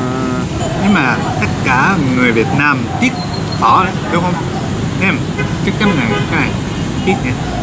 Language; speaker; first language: Vietnamese; non-native, learner; Japanese